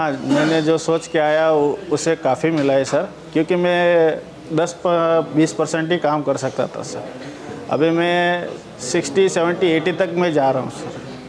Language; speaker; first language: Hindi; non-native, local second language; Kannada